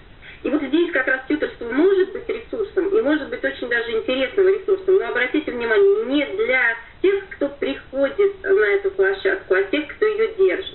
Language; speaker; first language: Russian; native; Russian